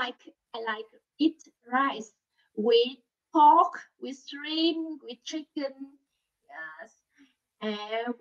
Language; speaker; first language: English; non-native, learner; Vietnamese